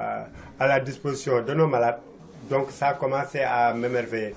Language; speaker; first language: French; non-native, local second language; Wolof